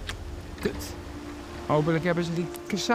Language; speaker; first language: Dutch; native; Dutch